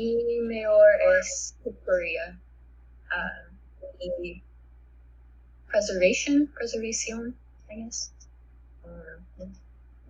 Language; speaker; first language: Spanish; non-native, learner; English